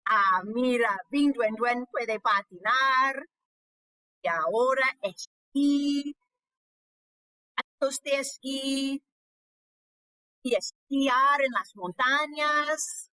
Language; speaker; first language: Spanish; non-native, learner; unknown